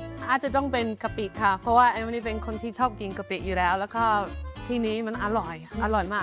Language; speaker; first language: Thai; non-native, fluent; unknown